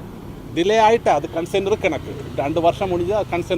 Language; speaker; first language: Tamil; non-native, learner; Malayalam